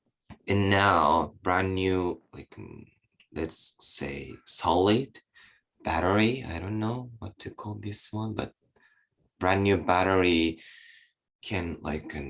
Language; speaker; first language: English; non-native, learner; Japanese